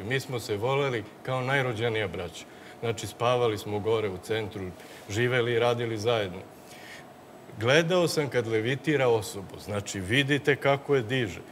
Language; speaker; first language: Serbian; native; Serbian